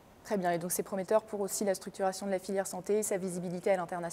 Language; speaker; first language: French; native; French